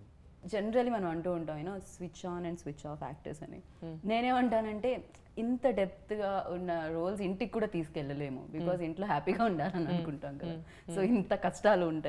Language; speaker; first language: Telugu; native; Telugu